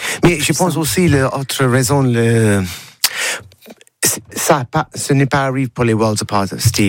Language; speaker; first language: French; non-native, learner; English